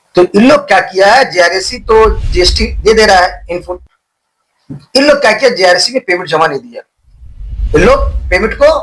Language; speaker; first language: Hindi; non-native, local second language; Bangla